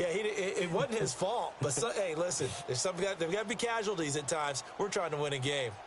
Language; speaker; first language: English; native; English